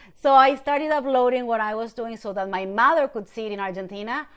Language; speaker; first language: English; non-native, fluent; Spanish